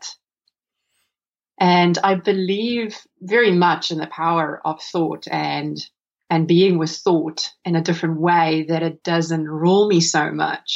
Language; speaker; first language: English; non-native, local second language; Afrikaans